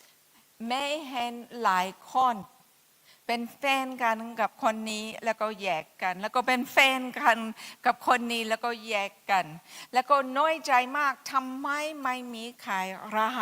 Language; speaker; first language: Thai; non-native, fluent; English